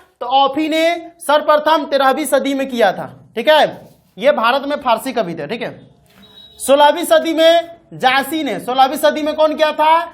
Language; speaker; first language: Hindi; native; Hindi